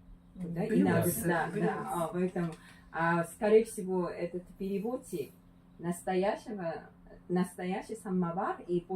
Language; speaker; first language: Russian; non-native, fluent; Korean